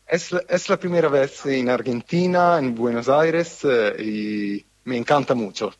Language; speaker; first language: Spanish; non-native, learner; Italian